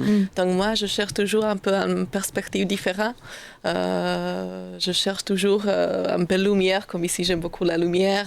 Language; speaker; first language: French; non-native, learner; Slovak